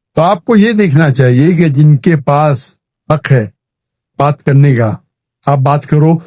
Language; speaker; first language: Urdu; non-native, local second language; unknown